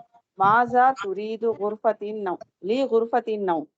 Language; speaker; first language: Arabic; non-native, learner; Tamil